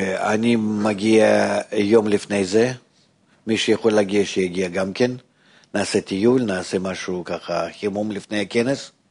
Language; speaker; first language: Hebrew; non-native, fluent; Russian